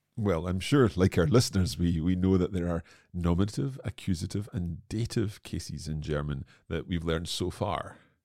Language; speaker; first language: English; native; English